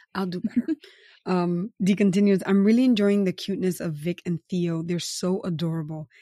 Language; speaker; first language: English; native; English